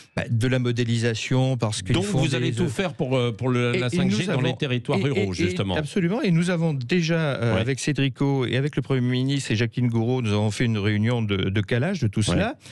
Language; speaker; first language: French; native; French